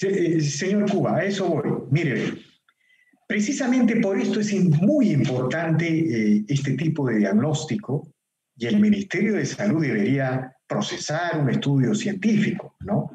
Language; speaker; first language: Spanish; native; Spanish